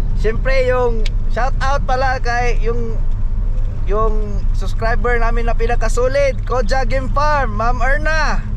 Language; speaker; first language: Filipino; native; Filipino